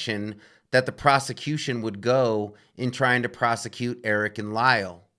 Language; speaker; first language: English; native; English